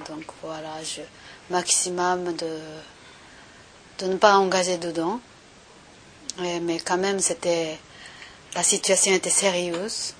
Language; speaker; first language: French; non-native, learner; Japanese